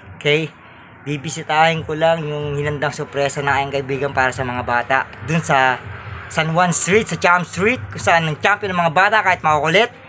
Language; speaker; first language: Filipino; native; Filipino